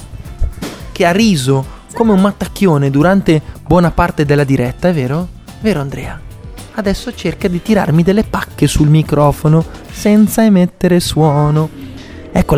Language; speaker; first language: Italian; native; Italian